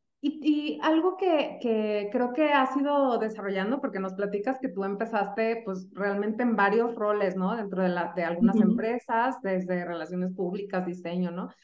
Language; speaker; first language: Spanish; native; Spanish